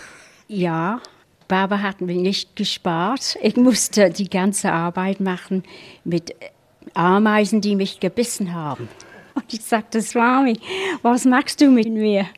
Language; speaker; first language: German; non-native, fluent; English